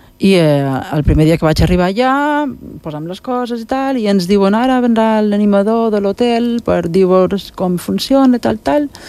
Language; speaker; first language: Catalan; native; Catalan